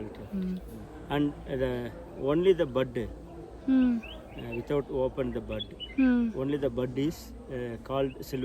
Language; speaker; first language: English; non-native, learner; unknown